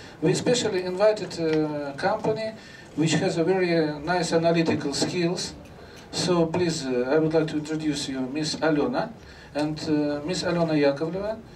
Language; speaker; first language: English; non-native, fluent; Russian